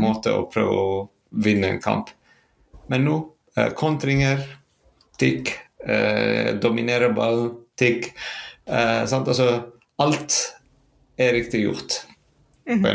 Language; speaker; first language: Norwegian; non-native, fluent; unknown